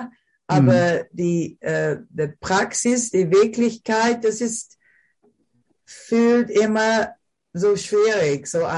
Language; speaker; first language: German; non-native, learner; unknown